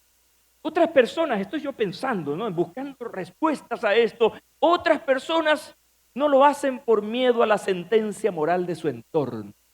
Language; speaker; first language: Spanish; native; Spanish